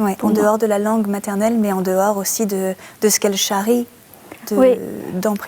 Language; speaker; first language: French; native; French